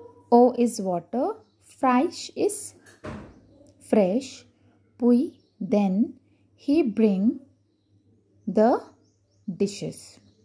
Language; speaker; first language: English; non-native, local second language; Hindi